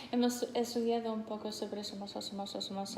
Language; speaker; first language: Spanish; non-native, fluent; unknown